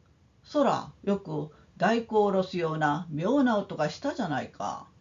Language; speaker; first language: Japanese; non-native, fluent; Korean